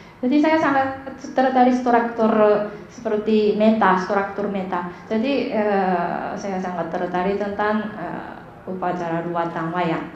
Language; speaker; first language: Indonesian; non-native, fluent; Japanese